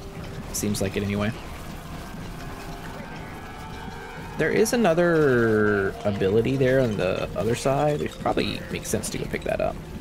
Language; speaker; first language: English; native; English